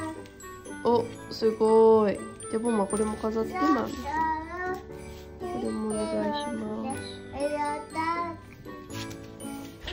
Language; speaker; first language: Japanese; native; Japanese